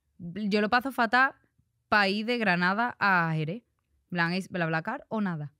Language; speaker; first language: Spanish; native; Spanish